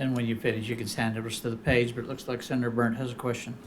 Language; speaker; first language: English; native; English